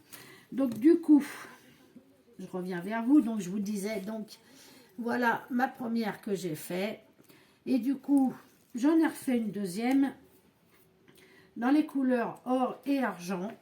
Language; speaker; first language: French; native; French